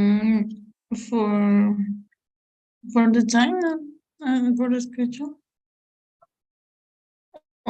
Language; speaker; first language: English; non-native, learner; Spanish